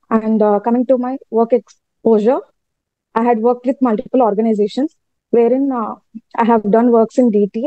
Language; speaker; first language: English; non-native, local second language; Telugu